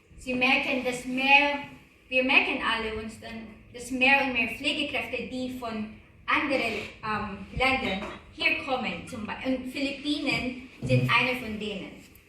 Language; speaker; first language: German; non-native, learner; Filipino